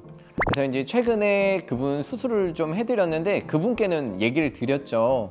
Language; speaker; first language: Korean; native; Korean